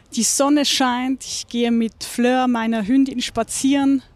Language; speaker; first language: German; native; German